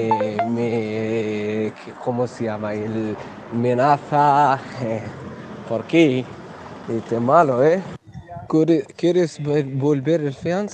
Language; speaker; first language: Spanish; non-native, learner; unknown